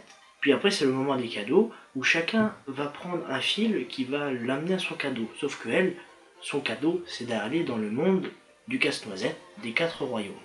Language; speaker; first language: French; native; French